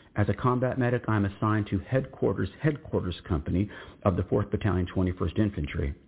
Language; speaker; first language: English; native; English